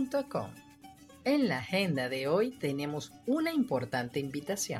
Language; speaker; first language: Spanish; native; Spanish